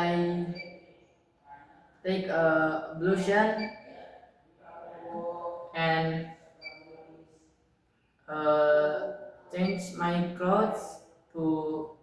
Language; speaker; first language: English; non-native, learner; Indonesian